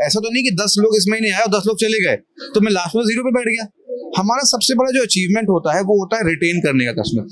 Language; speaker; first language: Hindi; native; Hindi